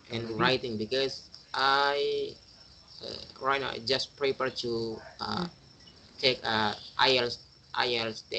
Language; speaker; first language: English; non-native, learner; Indonesian